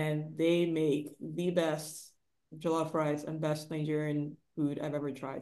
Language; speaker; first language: English; non-native, local second language; Igbo